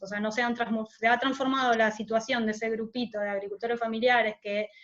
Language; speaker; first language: Spanish; native; Spanish